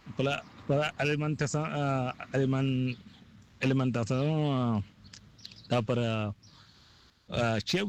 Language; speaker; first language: Portuguese; non-native, learner; Wolof